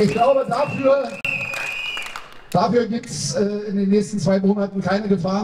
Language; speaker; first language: German; native; German